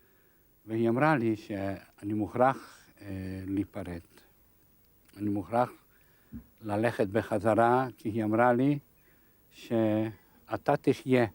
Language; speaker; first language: Hebrew; non-native, fluent; Hungarian